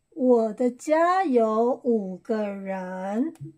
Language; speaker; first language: Chinese; non-native, learner; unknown